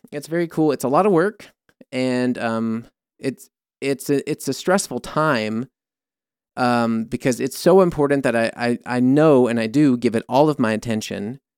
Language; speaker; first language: English; native; English